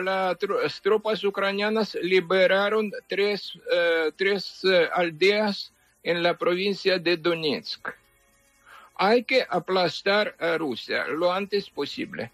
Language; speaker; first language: Spanish; non-native, fluent; Ukrainian